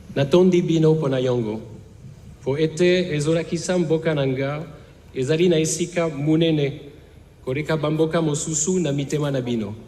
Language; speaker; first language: Lingala; non-native, learner; French